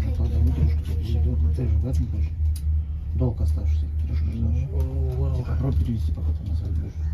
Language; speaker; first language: Russian; native; Russian